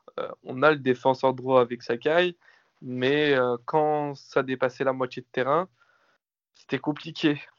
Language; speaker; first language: French; native; French